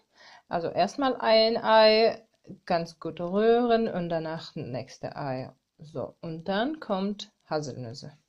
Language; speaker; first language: German; non-native, learner; Armenian